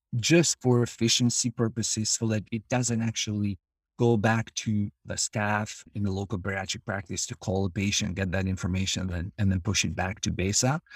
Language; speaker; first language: English; non-native, fluent; Albanian